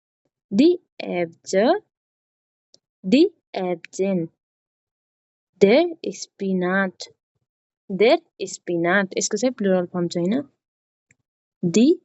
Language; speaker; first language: German; non-native, learner; Nepali